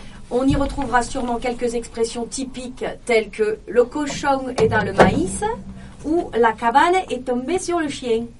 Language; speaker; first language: French; native; French